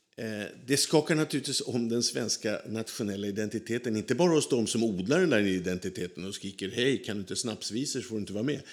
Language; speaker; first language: Swedish; native; Swedish